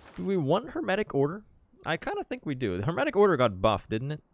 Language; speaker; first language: English; native; English